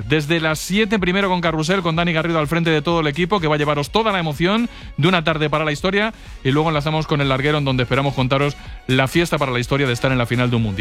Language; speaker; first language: Spanish; native; Spanish